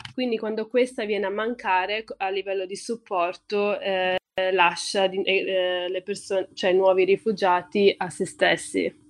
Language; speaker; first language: Italian; early bilingual, other home language; Tigrinya